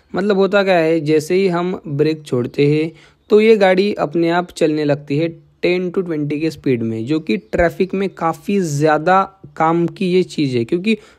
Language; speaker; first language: Hindi; non-native, local second language; Marathi